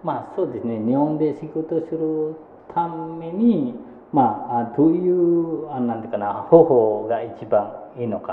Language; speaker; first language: Japanese; non-native, fluent; Indonesian